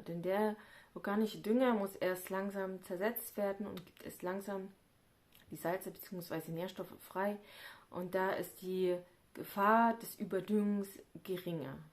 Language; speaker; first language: German; native; German